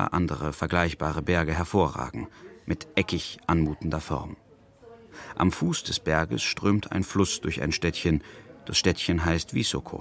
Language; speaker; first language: German; early bilingual, other home language; Bosnian